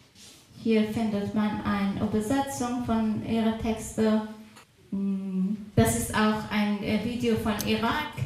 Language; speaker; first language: German; non-native, fluent; Persian